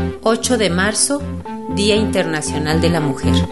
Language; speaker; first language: Spanish; native; Spanish